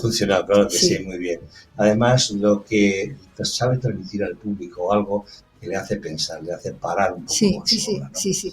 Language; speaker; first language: Spanish; native; Spanish